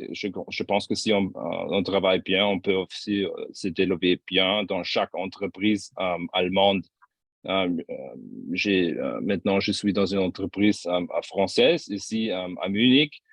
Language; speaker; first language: French; non-native, fluent; German